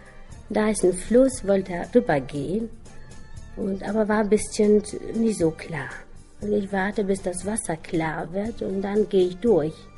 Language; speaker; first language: German; non-native, learner; Albanian